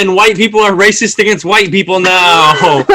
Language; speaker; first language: English; native; English